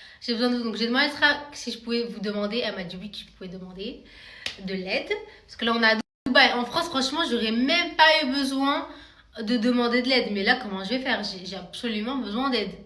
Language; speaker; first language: French; native; French